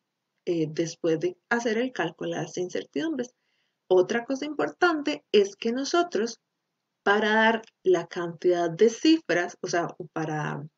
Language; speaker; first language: Spanish; native; Spanish